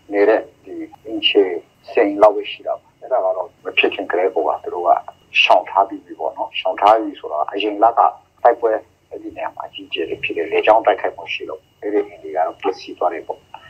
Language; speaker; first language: Burmese; non-native, local second language; Hakha Chin